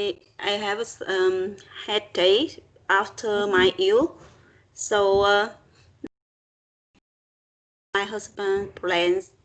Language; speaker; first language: English; non-native, learner; Vietnamese